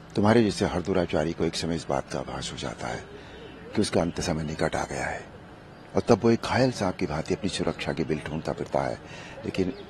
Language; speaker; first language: Hindi; native; Hindi